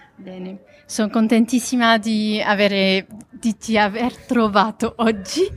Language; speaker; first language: Italian; non-native, fluent; French